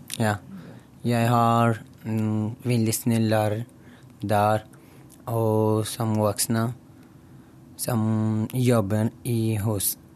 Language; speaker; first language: Norwegian; non-native, learner; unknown